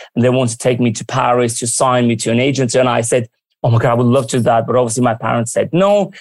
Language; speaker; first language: English; early bilingual, other home language; Armenian